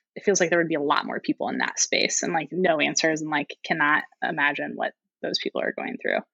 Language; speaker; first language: English; native; English